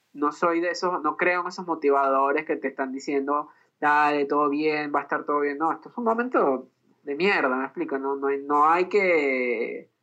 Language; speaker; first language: Spanish; native; Spanish